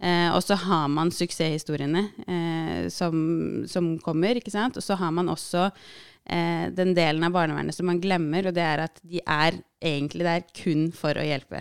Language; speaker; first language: Norwegian; early bilingual, other home language; Arabic